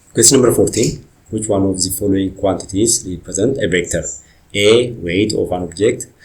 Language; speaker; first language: English; non-native, local second language; Amharic